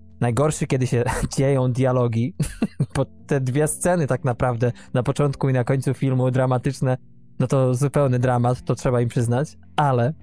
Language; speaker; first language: Polish; native; Polish